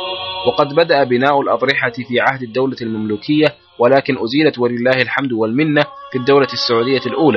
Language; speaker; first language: Arabic; native; Arabic